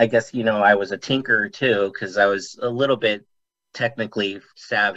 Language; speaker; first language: English; native; English